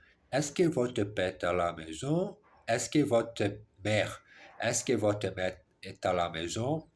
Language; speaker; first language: French; non-native, learner; Portuguese